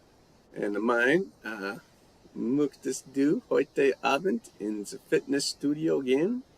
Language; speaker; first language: German; non-native, learner; English